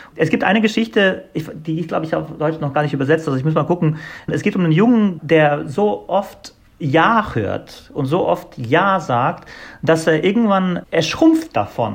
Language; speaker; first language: German; non-native, fluent; Bosnian